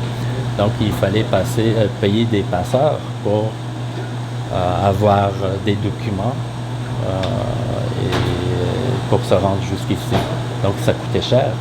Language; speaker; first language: French; non-native, fluent; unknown